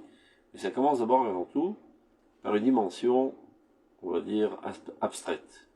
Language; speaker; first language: French; native; French